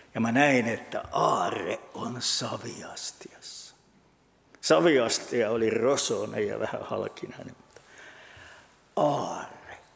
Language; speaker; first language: Finnish; native; Finnish